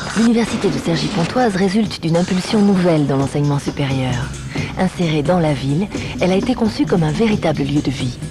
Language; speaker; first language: French; native; French